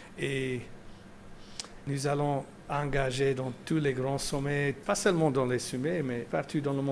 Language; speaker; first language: French; non-native, fluent; English